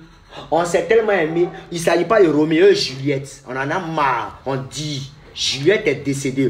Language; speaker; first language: French; native; French